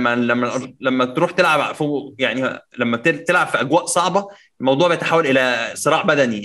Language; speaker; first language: Arabic; native; Arabic